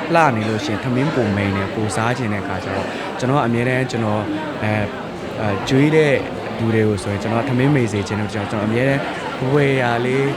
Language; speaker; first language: Burmese; native; Burmese